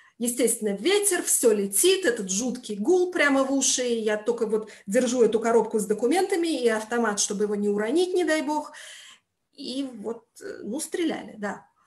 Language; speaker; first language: Russian; native; Russian